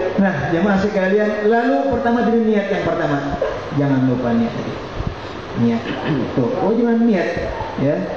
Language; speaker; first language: Malay; non-native, local second language; Banjar